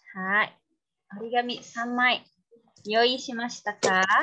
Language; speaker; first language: Japanese; non-native, learner; Indonesian